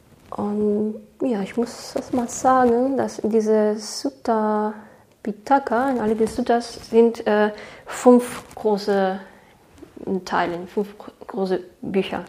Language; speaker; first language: German; non-native, fluent; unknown